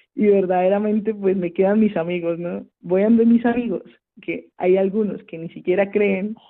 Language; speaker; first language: Spanish; native; Spanish